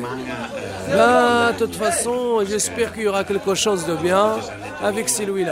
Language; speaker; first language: French; non-native, fluent; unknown